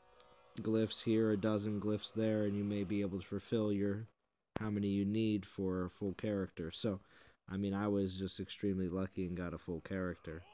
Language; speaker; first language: English; native; English